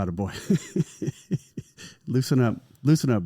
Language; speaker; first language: English; native; English